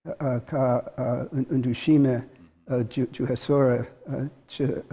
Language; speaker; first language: Albanian; non-native, learner; English